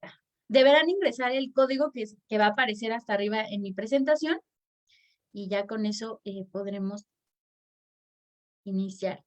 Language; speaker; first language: Spanish; native; Spanish